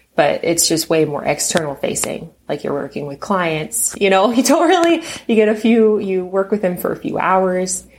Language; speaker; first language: English; native; English